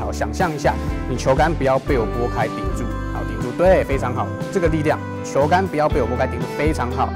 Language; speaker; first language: Chinese; native; Chinese